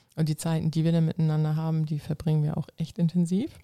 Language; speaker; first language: German; non-native, local second language; Low German